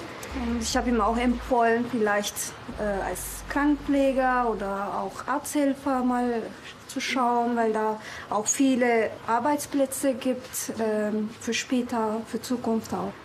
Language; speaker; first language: German; early bilingual, other home language; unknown